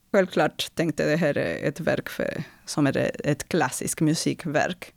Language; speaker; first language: Swedish; non-native, fluent; Spanish